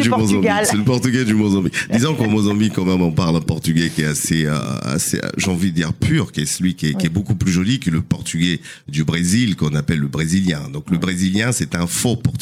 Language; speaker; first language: French; non-native, fluent; Portuguese